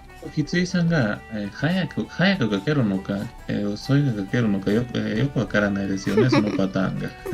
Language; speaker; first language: Japanese; non-native, learner; Spanish